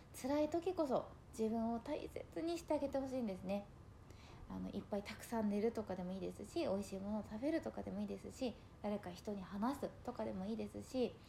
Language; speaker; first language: Japanese; native; Japanese